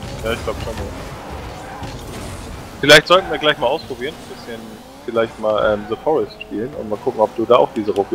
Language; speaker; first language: German; native; German